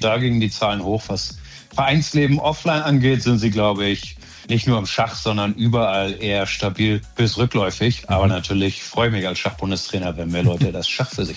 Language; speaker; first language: German; native; German